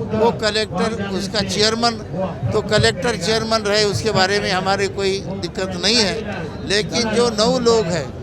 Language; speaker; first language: Hindi; non-native, local second language; Marathi